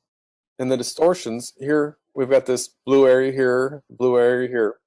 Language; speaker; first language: English; native; English